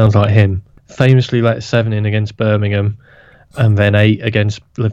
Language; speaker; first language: English; native; English